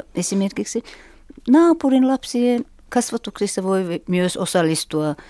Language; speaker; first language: Finnish; non-native, fluent; Uzbek